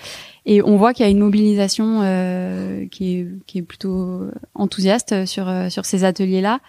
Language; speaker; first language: French; native; French